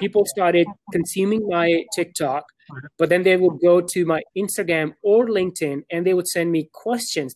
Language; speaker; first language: English; non-native, local second language; Urdu